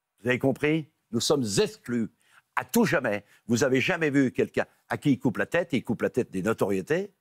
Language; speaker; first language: French; native; French